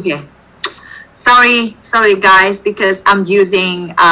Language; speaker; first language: English; non-native, fluent; Vietnamese